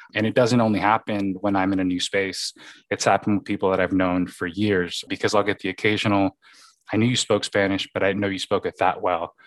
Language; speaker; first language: English; early bilingual, other home language; Spanish